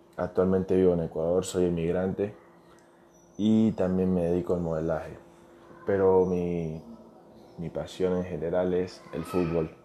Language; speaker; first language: Spanish; native; Spanish